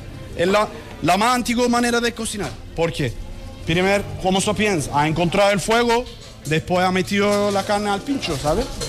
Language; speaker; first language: Spanish; non-native, learner; Turkish